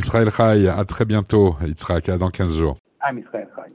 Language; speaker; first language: French; native; French